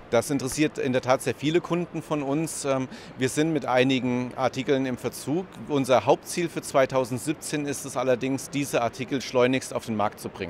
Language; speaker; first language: German; native; German